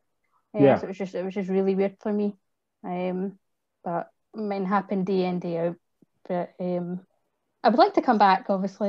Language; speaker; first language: English; native; English